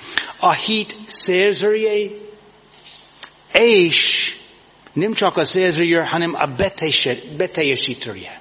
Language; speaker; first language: Hungarian; non-native, learner; English